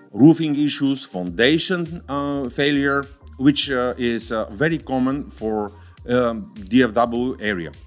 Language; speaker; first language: English; non-native, fluent; Bulgarian